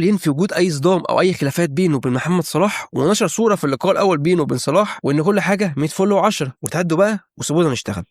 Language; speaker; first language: Arabic; native; Arabic